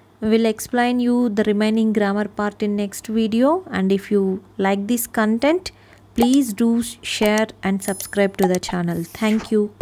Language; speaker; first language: English; non-native, local second language; Telugu